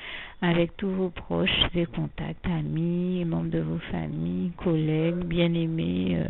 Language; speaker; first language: French; native; French